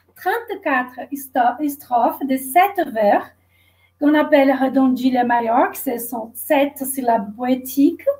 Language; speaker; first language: French; non-native, fluent; Portuguese